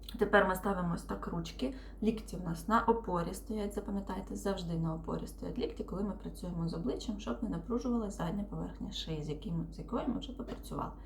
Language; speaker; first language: Ukrainian; non-native, local second language; Russian